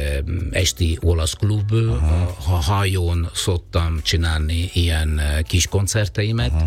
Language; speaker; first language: Hungarian; non-native, fluent; Italian